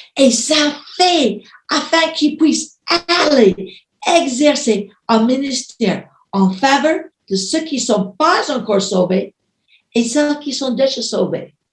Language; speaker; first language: French; non-native, fluent; English